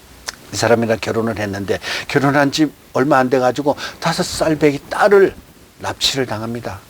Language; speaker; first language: Korean; native; Korean